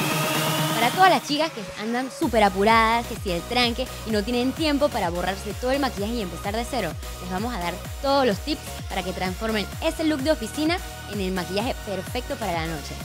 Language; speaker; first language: Spanish; native; Spanish